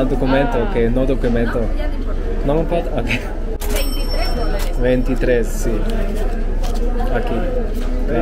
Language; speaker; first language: Spanish; non-native, learner; German